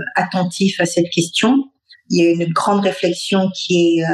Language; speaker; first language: French; non-native, local second language; Bambara